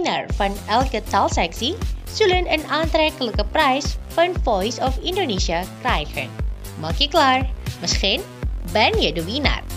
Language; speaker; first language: Dutch; non-native, fluent; Indonesian